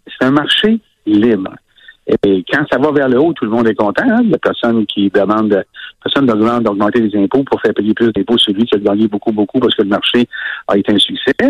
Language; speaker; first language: French; native; French